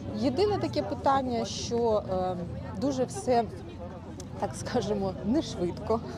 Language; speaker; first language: Ukrainian; native; Ukrainian